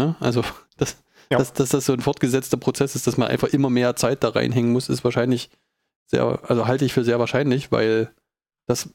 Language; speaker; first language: German; native; German